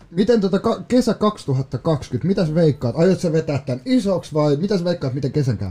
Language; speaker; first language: Finnish; native; Finnish